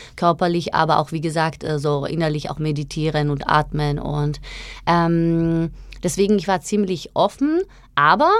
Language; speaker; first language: German; non-native, fluent; Slovak